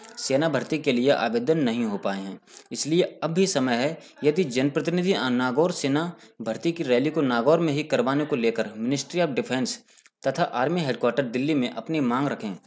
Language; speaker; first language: Hindi; native; Hindi